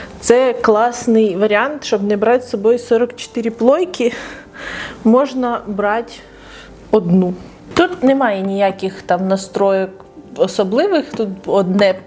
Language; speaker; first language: Ukrainian; non-native, local second language; Russian